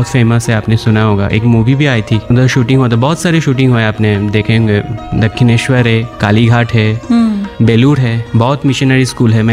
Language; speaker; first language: Hindi; non-native, local second language; Bangla